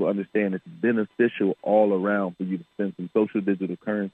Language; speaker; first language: English; native; English